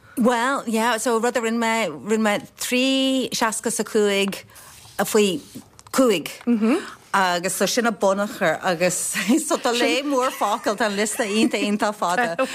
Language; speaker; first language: Irish; non-native, local second language; English